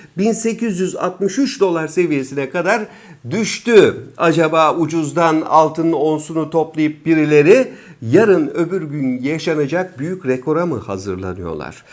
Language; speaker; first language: Turkish; native; Turkish